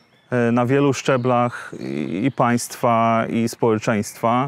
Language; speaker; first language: Polish; native; Polish